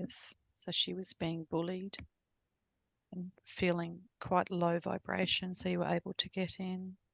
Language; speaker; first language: English; native; English